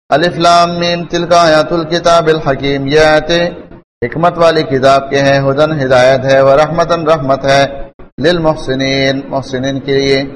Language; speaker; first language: Urdu; non-native, local second language; Pashto